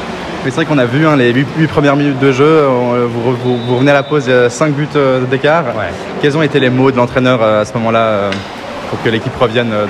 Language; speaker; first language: French; native; French